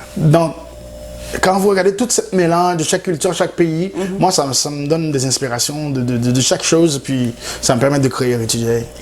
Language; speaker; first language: French; non-native, local second language; Haitian Creole